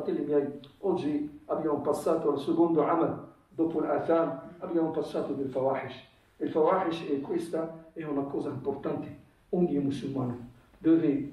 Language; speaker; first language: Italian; non-native, fluent; Arabic